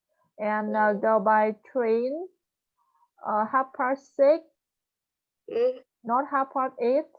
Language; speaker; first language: English; non-native, fluent; Vietnamese